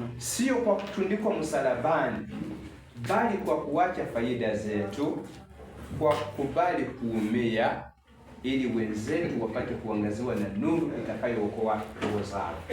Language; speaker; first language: Swahili; non-native, local second language; Rundi